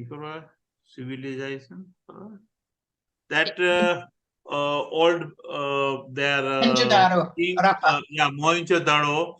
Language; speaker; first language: English; non-native, learner; Gujarati